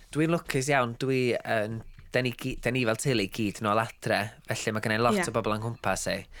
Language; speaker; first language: Welsh; native; Welsh